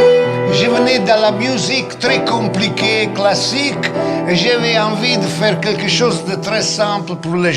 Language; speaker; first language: French; non-native, fluent; Italian